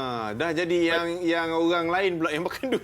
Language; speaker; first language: Malay; native; Malay